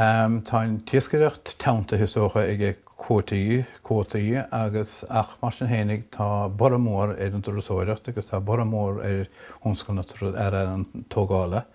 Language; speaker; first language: Irish; non-native, local second language; English